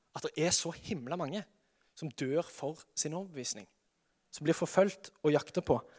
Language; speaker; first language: Norwegian; native; Norwegian